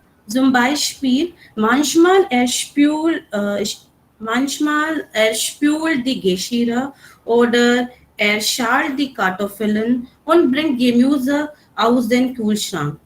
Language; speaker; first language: German; non-native, learner; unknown